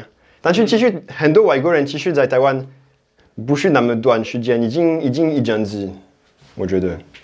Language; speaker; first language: Chinese; non-native, fluent; French